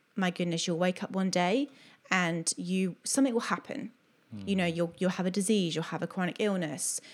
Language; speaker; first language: English; native; English